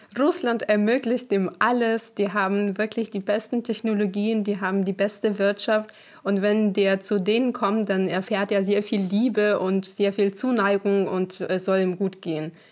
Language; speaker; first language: German; non-native, fluent; Ukrainian